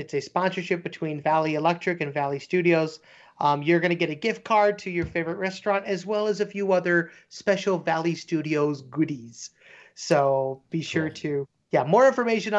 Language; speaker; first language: English; native; English